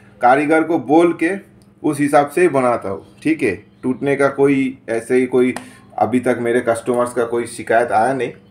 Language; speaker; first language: Hindi; non-native, local second language; Bangla